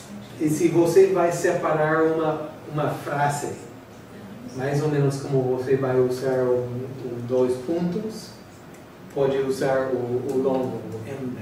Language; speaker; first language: Portuguese; non-native, fluent; English